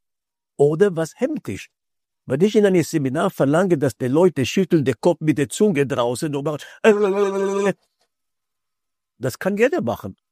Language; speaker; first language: German; non-native, fluent; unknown